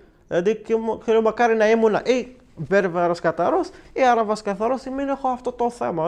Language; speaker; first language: Greek; non-native, learner; Arabic